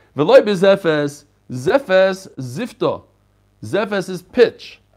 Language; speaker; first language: English; non-native, fluent; Hebrew